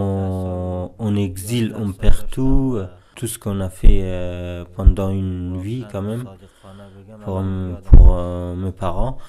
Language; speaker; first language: French; non-native, fluent; Persian